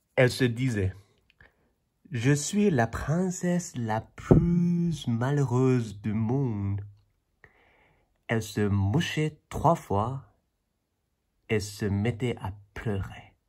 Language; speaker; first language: French; non-native, fluent; Chinese